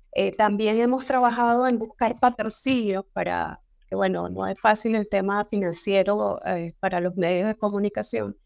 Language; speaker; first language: Spanish; native; Spanish